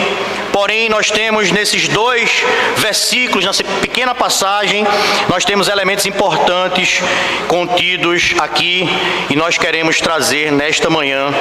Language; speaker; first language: Portuguese; native; Portuguese